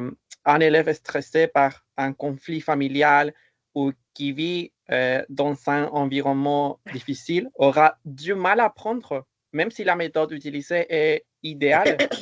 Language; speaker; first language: French; non-native, fluent; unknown